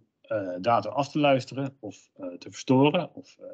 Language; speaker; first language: Dutch; native; Dutch